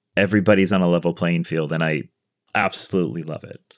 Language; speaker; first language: English; native; English